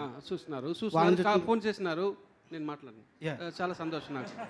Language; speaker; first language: Telugu; non-native, learner; Tamil